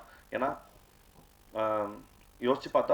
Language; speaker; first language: Tamil; native; Tamil